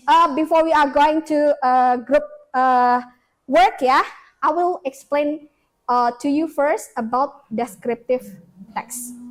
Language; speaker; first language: English; non-native, fluent; Indonesian